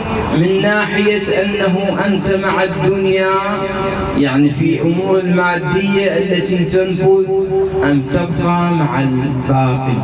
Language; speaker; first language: Arabic; native; Arabic